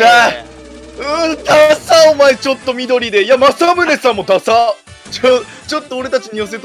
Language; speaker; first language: Japanese; native; Japanese